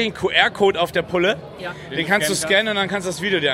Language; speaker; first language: German; native; German